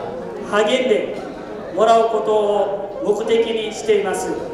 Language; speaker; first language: Japanese; non-native, fluent; Newari